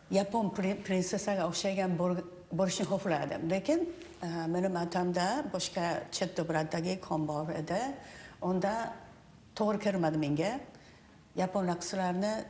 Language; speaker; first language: Uzbek; non-native, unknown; Japanese